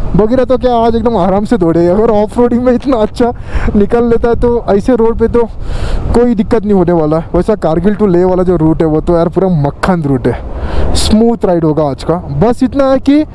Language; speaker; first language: Hindi; non-native, local second language; Marathi